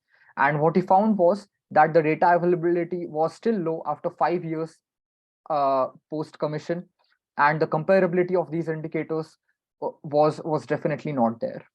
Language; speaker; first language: English; non-native, local second language; Marathi